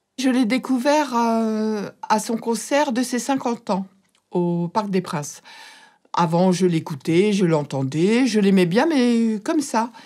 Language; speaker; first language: French; native; French